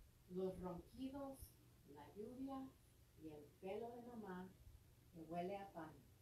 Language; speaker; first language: Spanish; early bilingual, heritage; Spanish